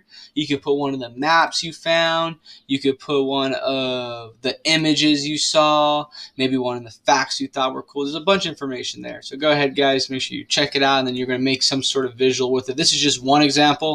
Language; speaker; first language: English; native; English